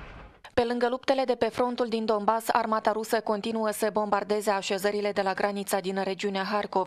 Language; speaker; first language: Romanian; native; Romanian